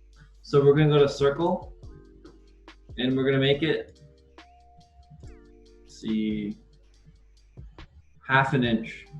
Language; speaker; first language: English; native; English